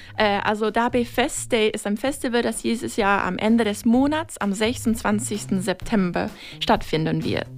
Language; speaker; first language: German; non-native, fluent; English